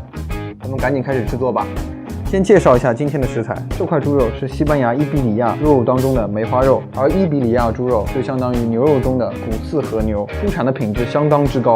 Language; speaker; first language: Chinese; native; Chinese